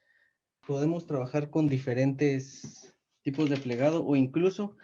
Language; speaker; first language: Spanish; native; Spanish